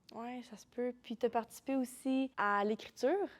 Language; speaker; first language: French; native; French